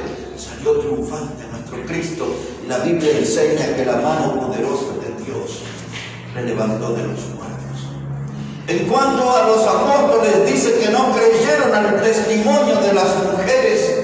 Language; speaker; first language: Spanish; native; Spanish